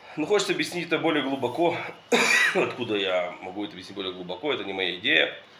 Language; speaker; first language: Russian; early bilingual, heritage; Russian